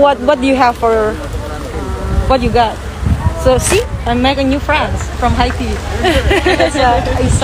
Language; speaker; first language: English; non-native, fluent; Indonesian